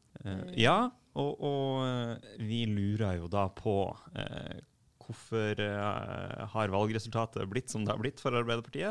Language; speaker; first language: Norwegian; native; Norwegian